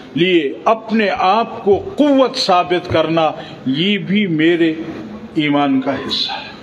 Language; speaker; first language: Urdu; non-native, local second language; Pashto